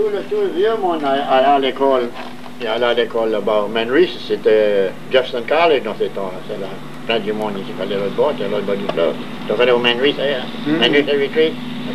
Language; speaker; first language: French; native; French